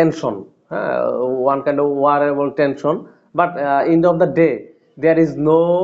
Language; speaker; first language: English; non-native, learner; Bangla